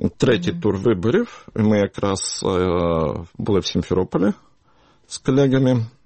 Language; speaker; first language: Ukrainian; native; Ukrainian